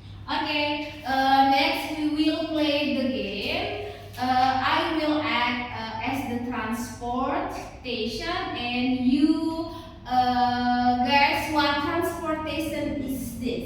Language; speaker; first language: English; non-native, learner; Indonesian